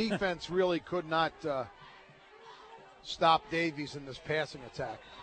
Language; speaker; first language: English; native; English